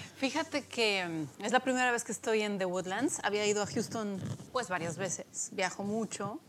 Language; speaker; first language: Spanish; early bilingual, other home language; Polish